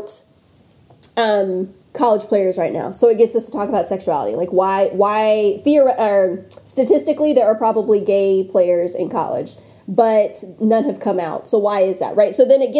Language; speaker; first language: English; native; English